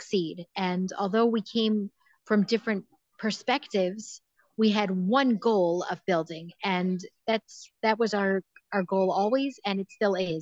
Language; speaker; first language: English; native; English